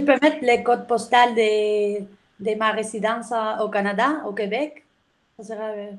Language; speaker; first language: French; non-native, learner; Spanish